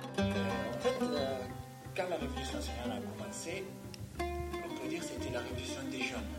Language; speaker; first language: French; non-native, fluent; Arabic